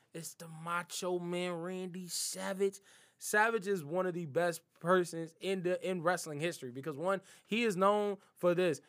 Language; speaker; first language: English; native; English